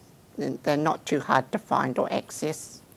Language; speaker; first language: English; native; English